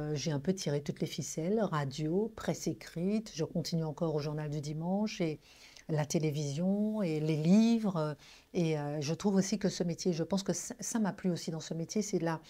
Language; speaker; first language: French; non-native, local second language; Guadeloupean Creole French